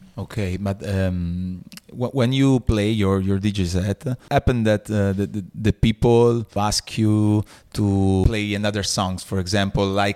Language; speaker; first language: English; non-native, learner; Italian